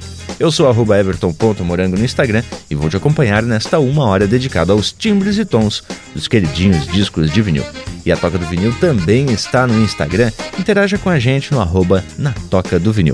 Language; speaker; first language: Portuguese; native; Portuguese